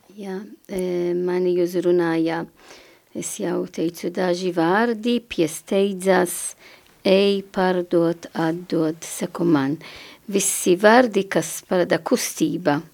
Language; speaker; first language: Latvian; non-native, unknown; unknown